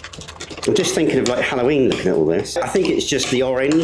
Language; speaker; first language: English; native; English